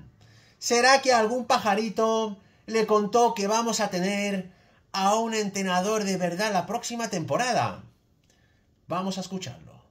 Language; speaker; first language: Spanish; native; Spanish